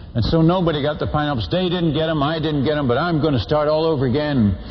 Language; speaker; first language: English; non-native, fluent; Dutch